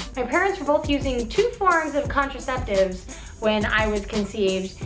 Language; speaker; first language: English; native; English